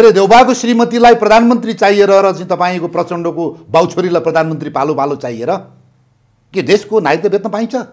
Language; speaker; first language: Nepali; native; Nepali